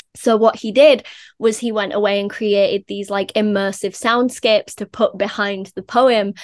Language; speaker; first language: English; native; English